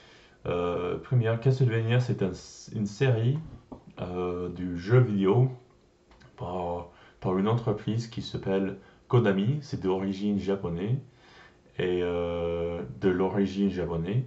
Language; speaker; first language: French; non-native, learner; English